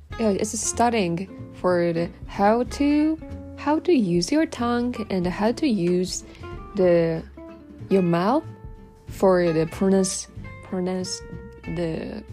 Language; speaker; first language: English; non-native, learner; Japanese